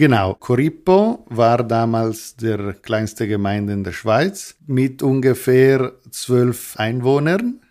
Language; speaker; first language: German; non-native, local second language; Italian